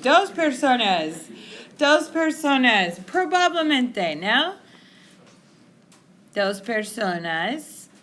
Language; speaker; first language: Spanish; non-native, fluent; English